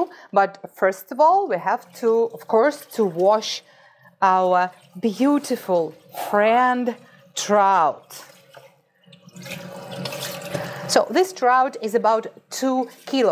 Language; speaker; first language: English; non-native, fluent; Russian